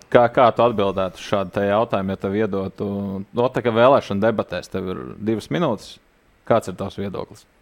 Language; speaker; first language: Latvian; native; Latvian